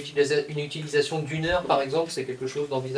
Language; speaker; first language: French; native; French